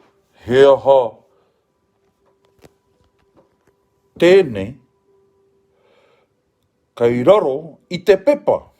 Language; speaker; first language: Māori; non-native, local second language; English